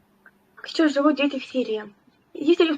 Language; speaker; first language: Russian; native; Russian